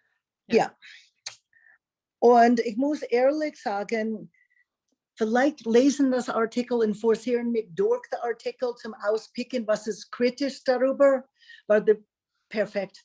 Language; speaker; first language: German; non-native, learner; English